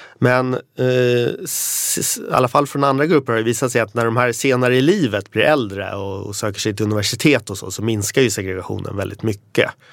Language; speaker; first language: Swedish; native; Swedish